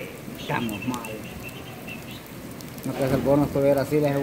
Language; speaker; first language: Spanish; native; Spanish